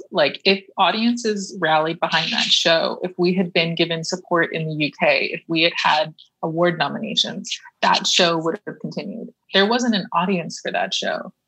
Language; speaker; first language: English; early bilingual, other home language; Persian